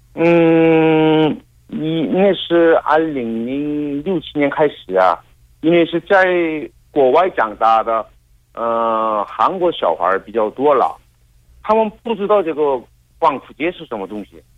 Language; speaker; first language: Chinese; non-native, fluent; Korean